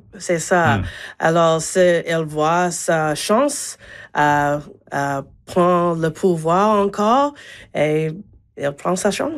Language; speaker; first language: French; non-native, learner; English